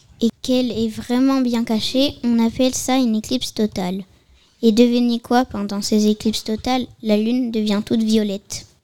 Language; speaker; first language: French; native; French